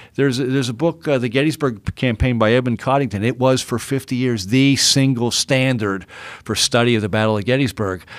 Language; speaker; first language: English; native; English